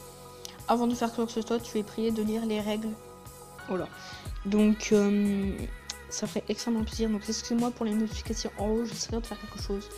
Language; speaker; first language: French; native; French